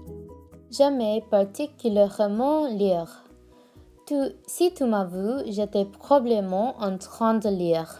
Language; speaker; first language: French; non-native, learner; English